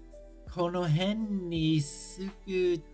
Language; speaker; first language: Japanese; non-native, learner; English